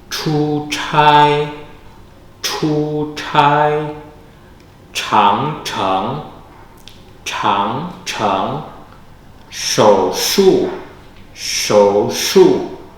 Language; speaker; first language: Chinese; non-native, fluent; Indonesian